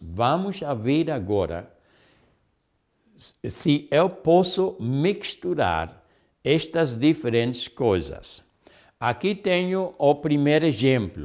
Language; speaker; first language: Portuguese; non-native, fluent; German